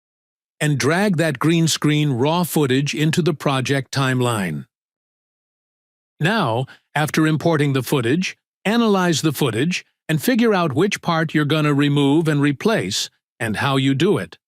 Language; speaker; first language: English; non-native, local second language; Bangla